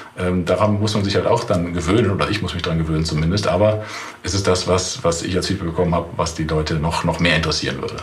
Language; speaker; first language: German; native; German